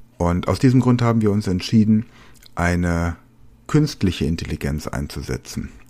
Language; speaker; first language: German; native; German